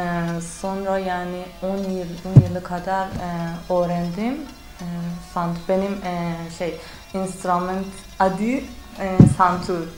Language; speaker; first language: Turkish; non-native, learner; Persian